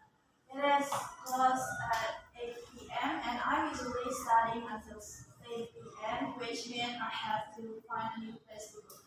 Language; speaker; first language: English; non-native, learner; Indonesian